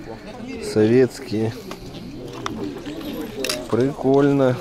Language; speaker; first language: Russian; native; Russian